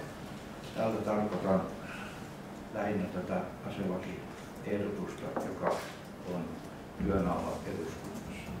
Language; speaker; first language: Finnish; native; Finnish